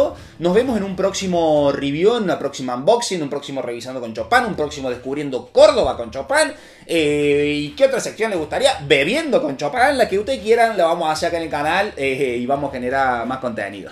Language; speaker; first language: Spanish; native; Spanish